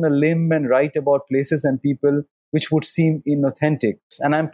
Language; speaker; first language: English; non-native, local second language; Bangla